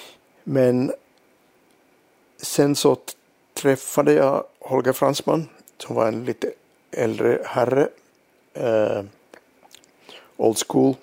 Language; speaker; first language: Swedish; non-native, local second language; Finnish